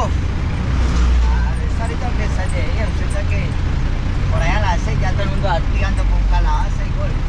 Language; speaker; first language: Spanish; native; Spanish